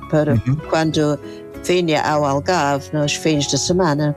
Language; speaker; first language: Portuguese; non-native, fluent; English